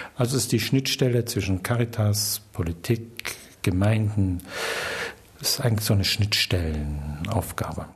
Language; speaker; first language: German; native; German